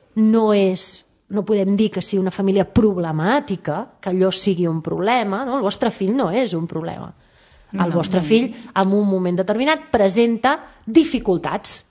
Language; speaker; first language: Catalan; native; Catalan